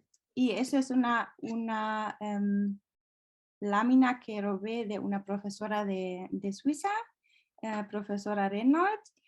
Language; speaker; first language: Spanish; non-native, fluent; German